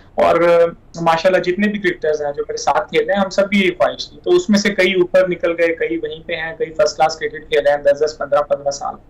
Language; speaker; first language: Hindi; non-native, local second language; Punjabi